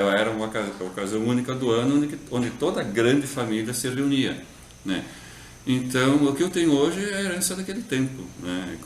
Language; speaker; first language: Portuguese; non-native, local second language; German